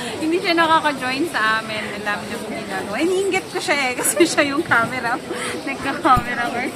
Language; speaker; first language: Filipino; native; Filipino